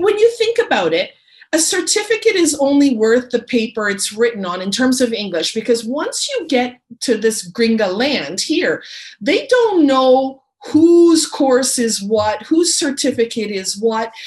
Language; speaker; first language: English; native; English